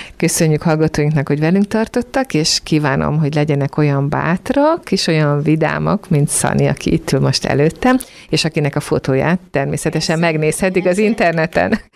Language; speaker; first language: Hungarian; native; Hungarian